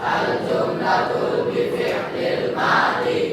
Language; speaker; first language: Arabic; non-native, learner; Indonesian